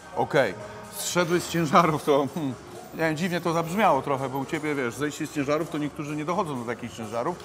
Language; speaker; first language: Polish; native; Polish